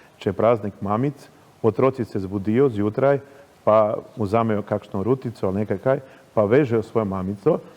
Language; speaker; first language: Slovenian; native; Slovenian